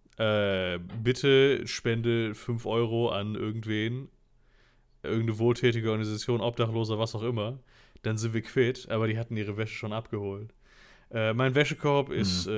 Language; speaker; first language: German; native; German